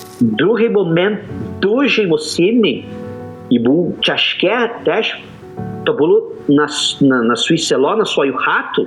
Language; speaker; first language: Ukrainian; early bilingual, heritage; Portuguese